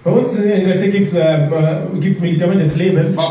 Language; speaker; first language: German; non-native, learner; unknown